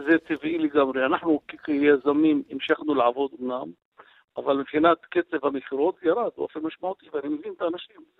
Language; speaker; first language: Hebrew; non-native, local second language; Arabic